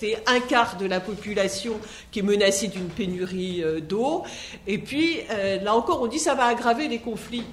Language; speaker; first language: French; native; French